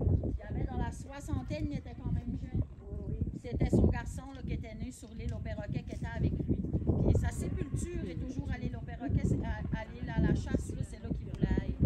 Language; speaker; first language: French; native; French